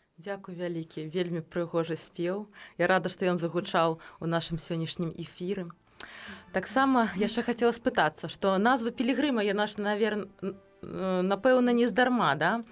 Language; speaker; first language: Belarusian; native; Belarusian